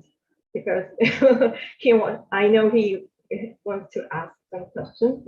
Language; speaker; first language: English; non-native, fluent; Korean